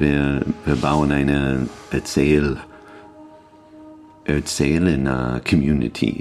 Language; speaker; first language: German; non-native, learner; English